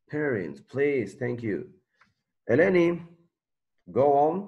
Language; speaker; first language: English; non-native, learner; Spanish